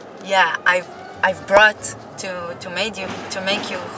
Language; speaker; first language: English; non-native, fluent; Hebrew